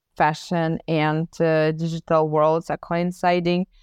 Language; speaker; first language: English; non-native, fluent; Ukrainian